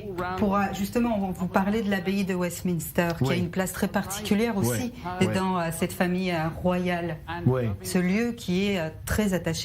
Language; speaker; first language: French; native; French